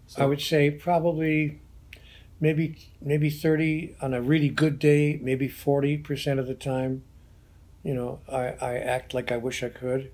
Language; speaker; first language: English; native; English